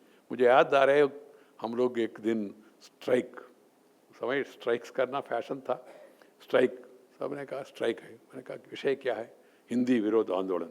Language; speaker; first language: Hindi; non-native, local second language; Telugu